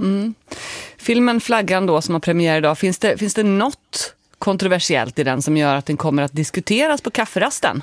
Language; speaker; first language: Swedish; native; Swedish